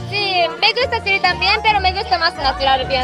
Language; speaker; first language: Spanish; non-native, learner; Japanese